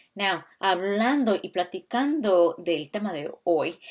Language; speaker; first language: Spanish; early bilingual, other home language; English